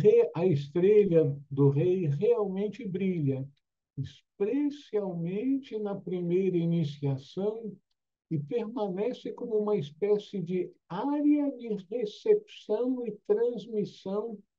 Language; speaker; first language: Portuguese; native; Portuguese